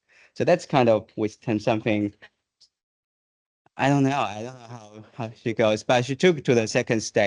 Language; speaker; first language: English; non-native, fluent; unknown